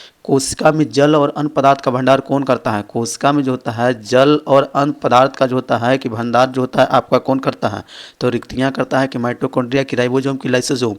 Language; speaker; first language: Hindi; native; Hindi